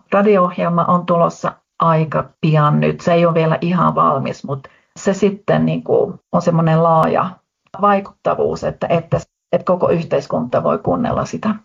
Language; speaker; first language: Finnish; native; Finnish